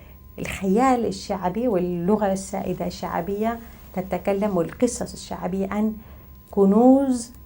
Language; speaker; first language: Arabic; non-native, fluent; Spanish